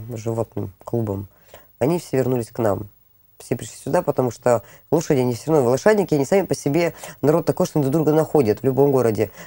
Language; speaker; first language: Russian; native; Russian